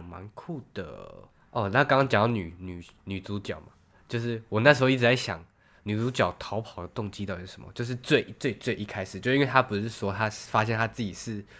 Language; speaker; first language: Chinese; native; Chinese